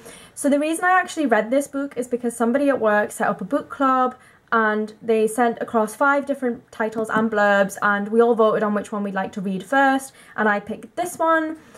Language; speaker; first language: English; native; English